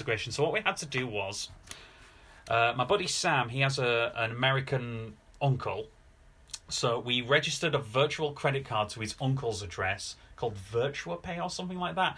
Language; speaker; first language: English; native; English